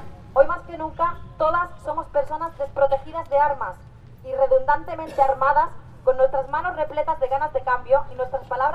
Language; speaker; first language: Spanish; native; Spanish